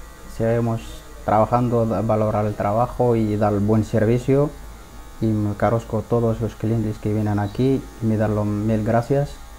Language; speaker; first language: Spanish; non-native, learner; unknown